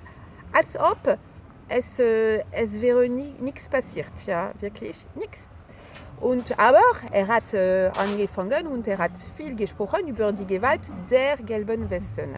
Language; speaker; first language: German; non-native, fluent; French